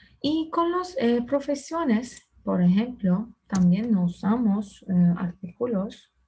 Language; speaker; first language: Spanish; non-native, fluent; Turkish